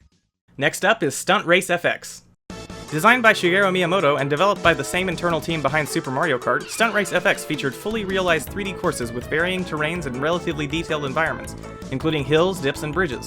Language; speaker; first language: English; native; English